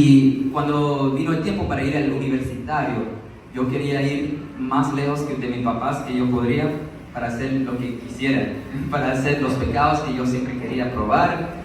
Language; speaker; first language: Spanish; early bilingual, heritage; Spanish